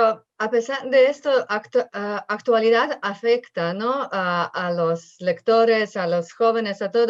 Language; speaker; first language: Spanish; non-native, fluent; Slovenian